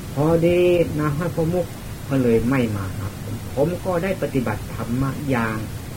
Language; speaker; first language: Thai; non-native, local second language; Lao